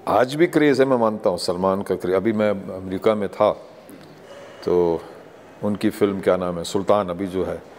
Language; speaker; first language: Hindi; non-native, local second language; English